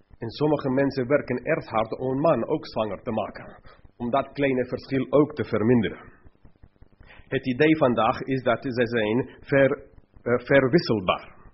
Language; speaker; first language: Dutch; non-native, fluent; English